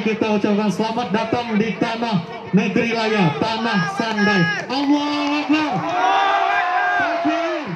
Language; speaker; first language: Indonesian; native; Indonesian